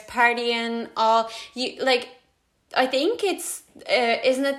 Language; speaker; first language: English; early bilingual, other home language; Latvian